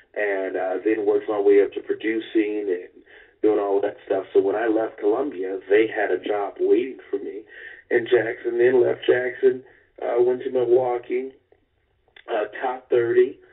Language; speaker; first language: English; native; English